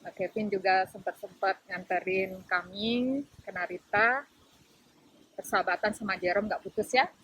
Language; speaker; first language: Indonesian; native; Indonesian